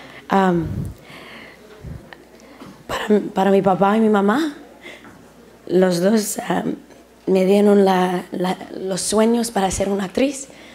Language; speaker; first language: Spanish; early bilingual, heritage; Spanish